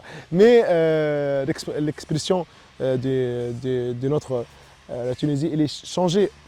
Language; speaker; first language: French; non-native, local second language; Arabic